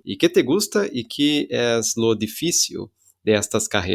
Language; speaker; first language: Spanish; non-native, fluent; Portuguese